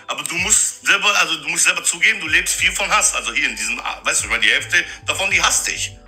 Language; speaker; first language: German; early bilingual, other home language; Croatian